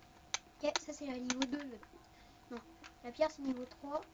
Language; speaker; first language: French; native; French